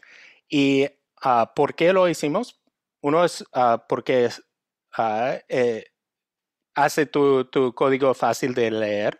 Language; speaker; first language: Spanish; non-native, fluent; English